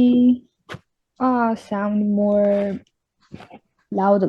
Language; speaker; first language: English; non-native, learner; Chinese